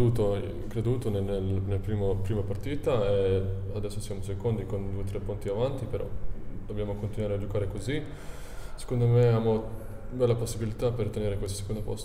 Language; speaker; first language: Italian; non-native, learner; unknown